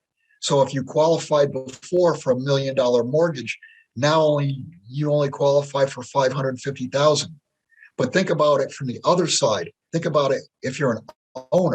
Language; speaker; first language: English; native; English